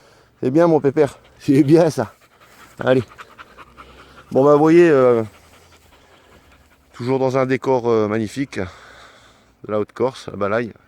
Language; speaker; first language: French; native; French